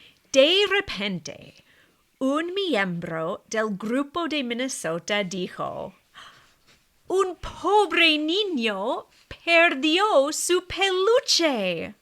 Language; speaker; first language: Spanish; non-native, fluent; English